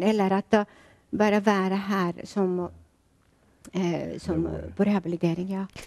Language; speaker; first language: Swedish; non-native, learner; Finnish